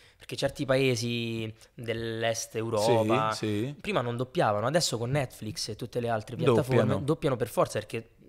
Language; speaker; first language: Italian; native; Italian